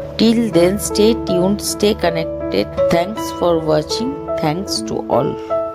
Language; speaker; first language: English; non-native, local second language; Bangla